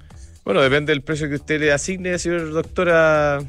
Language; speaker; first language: Spanish; native; Spanish